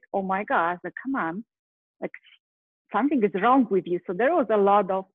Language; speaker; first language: English; non-native, fluent; Polish